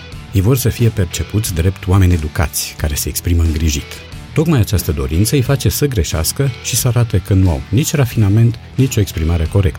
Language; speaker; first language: Romanian; native; Romanian